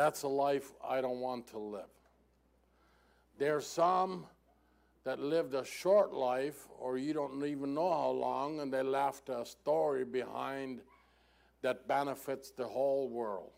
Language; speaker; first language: English; non-native, fluent; German